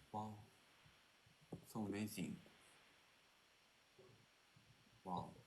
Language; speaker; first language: English; non-native, learner; Korean